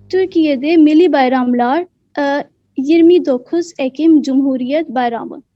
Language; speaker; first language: Turkish; non-native, learner; Urdu